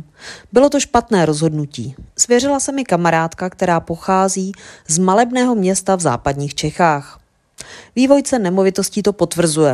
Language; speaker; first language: Czech; native; Czech